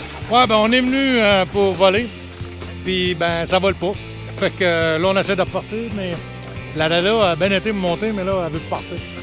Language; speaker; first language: French; native; French